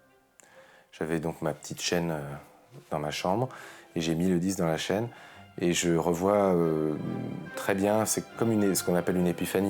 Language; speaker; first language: French; native; French